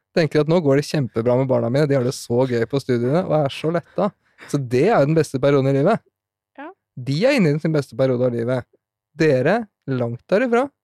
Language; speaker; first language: Norwegian; native; Norwegian